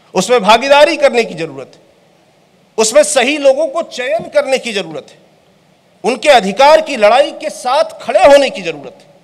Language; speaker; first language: Hindi; native; Hindi